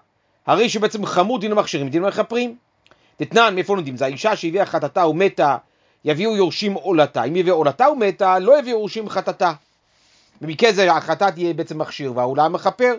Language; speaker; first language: Hebrew; native; Hebrew